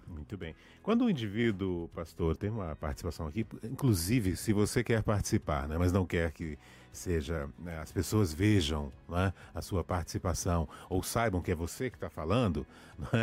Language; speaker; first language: Portuguese; native; Portuguese